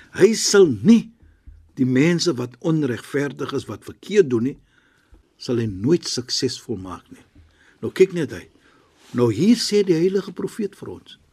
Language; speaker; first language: Afrikaans; non-native, fluent; Arabic